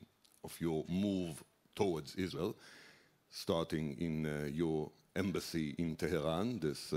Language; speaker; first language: English; non-native, fluent; Hebrew